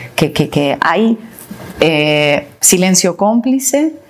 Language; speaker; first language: Spanish; non-native, fluent; Russian